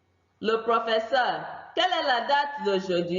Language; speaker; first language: French; non-native, fluent; Igbo